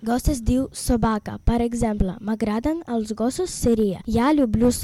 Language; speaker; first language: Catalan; early bilingual, other home language; Ukrainian